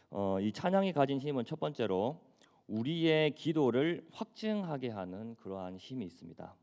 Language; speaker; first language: Korean; native; Korean